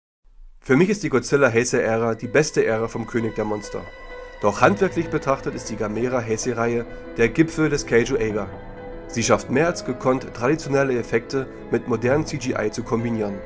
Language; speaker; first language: German; native; German